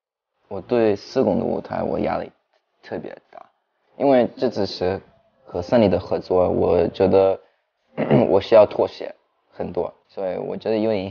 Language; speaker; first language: Chinese; early bilingual, heritage; Chinese